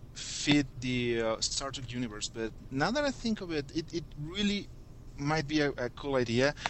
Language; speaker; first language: English; non-native, fluent; Spanish